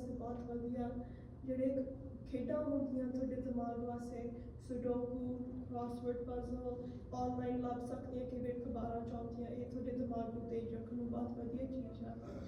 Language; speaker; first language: Punjabi; early bilingual, heritage; Punjabi